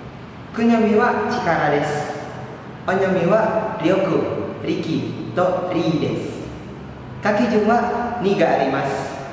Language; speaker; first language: Japanese; non-native, learner; Indonesian